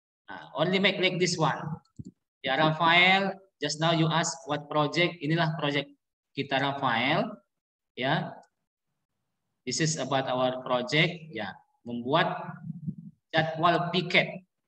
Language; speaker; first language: English; non-native, learner; Indonesian